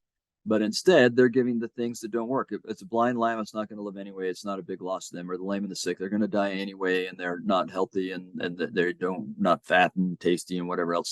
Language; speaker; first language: English; native; English